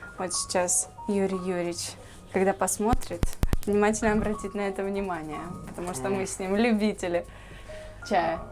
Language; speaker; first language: Russian; native; Russian